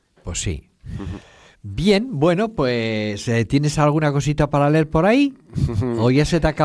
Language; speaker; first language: Spanish; native; Spanish